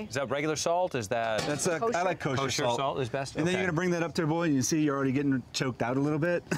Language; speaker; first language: English; native; English